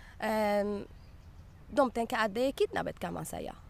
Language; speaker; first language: Swedish; non-native, learner; Arabic